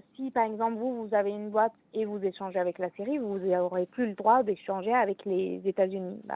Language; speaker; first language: French; non-native, fluent; Arabic